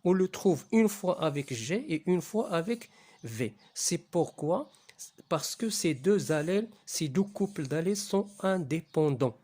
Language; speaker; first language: French; non-native, local second language; Arabic